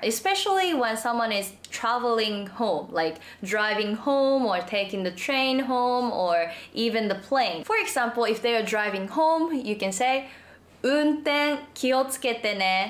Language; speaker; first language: English; non-native, fluent; Japanese